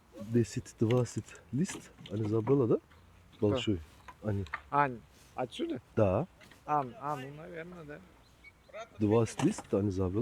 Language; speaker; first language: Russian; non-native, learner; Turkish